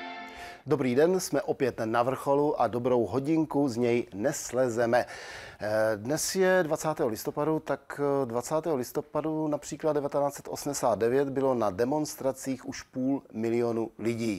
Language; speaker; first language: Czech; native; Czech